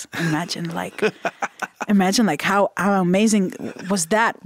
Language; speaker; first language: English; non-native, fluent; Hebrew